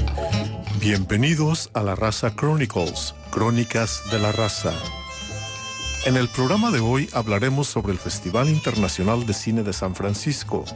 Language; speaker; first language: Spanish; native; Spanish